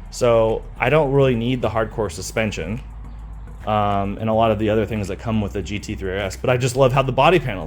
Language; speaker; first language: English; native; English